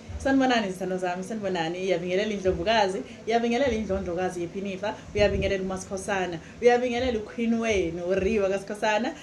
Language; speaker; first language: Zulu; non-native, local second language; Southern Sotho